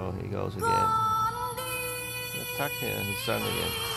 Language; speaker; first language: English; non-native, fluent; Vietnamese